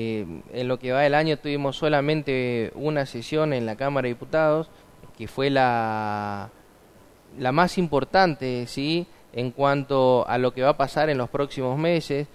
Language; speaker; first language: Spanish; native; Spanish